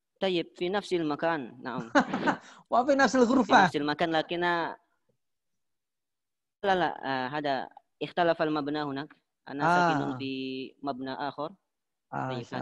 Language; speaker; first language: Arabic; non-native, learner; Indonesian